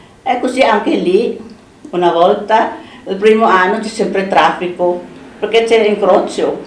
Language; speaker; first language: Italian; non-native, fluent; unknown